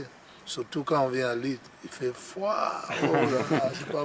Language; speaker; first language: French; non-native, learner; English